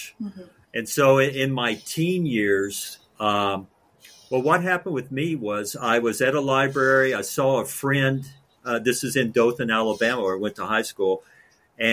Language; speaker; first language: English; native; English